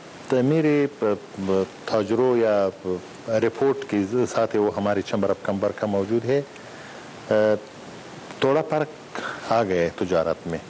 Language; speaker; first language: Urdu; non-native, learner; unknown